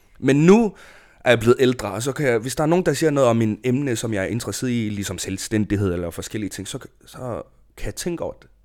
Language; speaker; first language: Danish; non-native, local second language; Kalaallisut